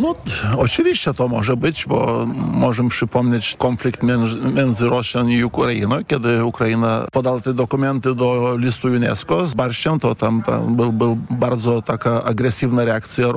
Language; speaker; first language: Polish; non-native, fluent; Lithuanian